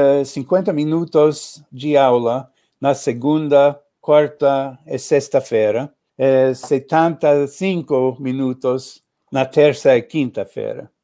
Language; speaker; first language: Portuguese; non-native, learner; English